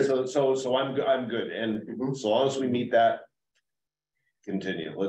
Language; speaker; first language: English; native; English